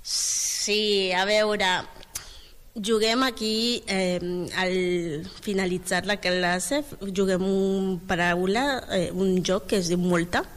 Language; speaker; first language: Catalan; non-native, learner; Spanish